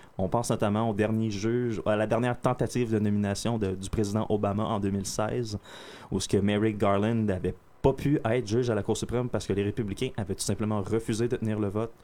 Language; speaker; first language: French; native; French